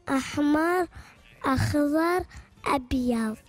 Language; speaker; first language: Arabic; native; Arabic